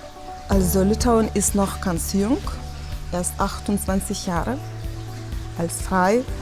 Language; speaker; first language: German; non-native, fluent; Lithuanian